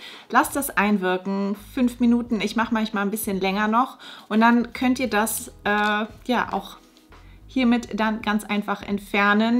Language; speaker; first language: German; native; German